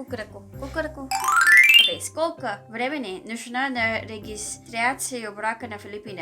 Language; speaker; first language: Russian; non-native, learner; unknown